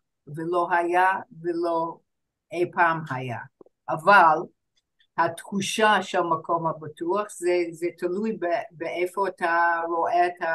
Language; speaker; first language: Hebrew; non-native, fluent; English